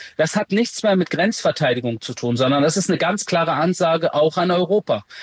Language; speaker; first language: German; early bilingual, other home language; Persian